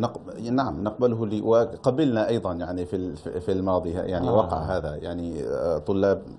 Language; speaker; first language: Arabic; non-native, fluent; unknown